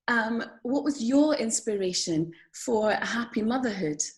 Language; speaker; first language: English; native; English